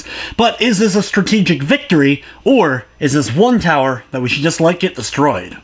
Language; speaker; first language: English; native; English